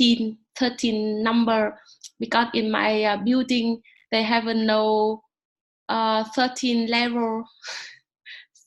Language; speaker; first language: English; non-native, learner; Vietnamese